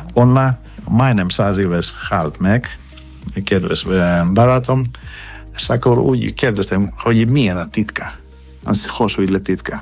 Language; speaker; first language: Hungarian; non-native, fluent; Greek